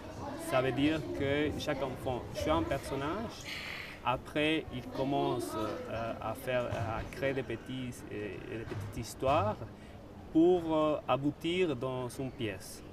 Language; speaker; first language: French; non-native, fluent; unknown